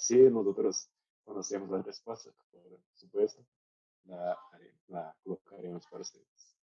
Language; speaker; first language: Spanish; non-native, learner; Portuguese